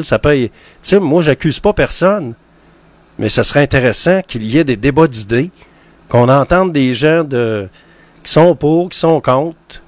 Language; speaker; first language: French; native; French